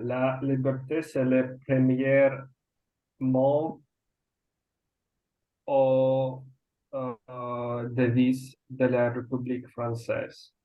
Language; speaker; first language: French; non-native, learner; Russian